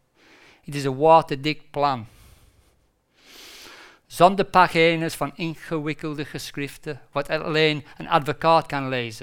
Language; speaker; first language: Dutch; non-native, fluent; English